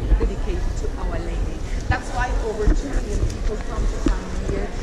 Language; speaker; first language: English; non-native, fluent; Spanish